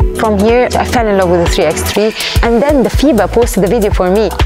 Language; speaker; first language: English; non-native, fluent; Arabic